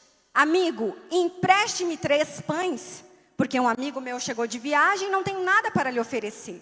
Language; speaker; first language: Portuguese; native; Portuguese